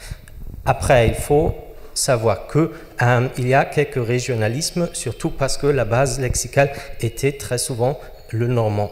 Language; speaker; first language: French; non-native, fluent; German